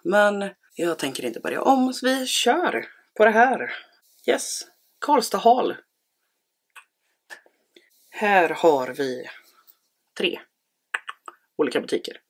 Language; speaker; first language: Swedish; native; Swedish